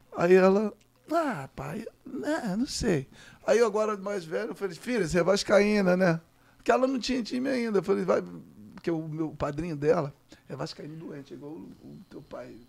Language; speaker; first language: Portuguese; native; Portuguese